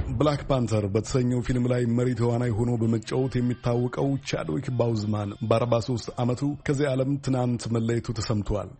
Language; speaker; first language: Amharic; native; Amharic